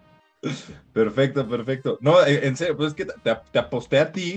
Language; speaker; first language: Spanish; native; Spanish